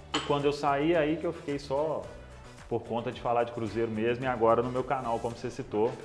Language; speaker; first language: Portuguese; native; Portuguese